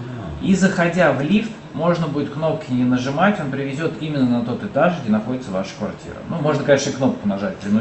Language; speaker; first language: Russian; native; Russian